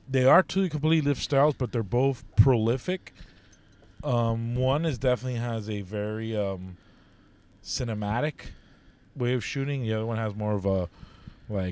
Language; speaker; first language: English; native; English